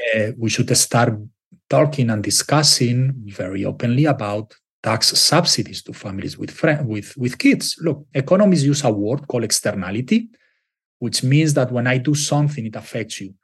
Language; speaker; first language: English; non-native, fluent; Spanish